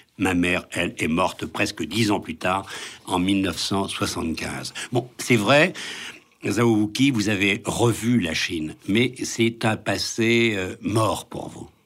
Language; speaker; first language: French; native; French